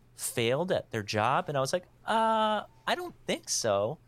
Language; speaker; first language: English; native; English